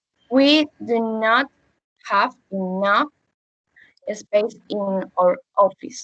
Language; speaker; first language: English; non-native, learner; Spanish